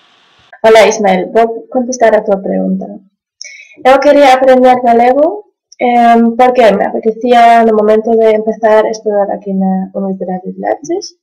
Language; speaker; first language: Galician; non-native, learner; German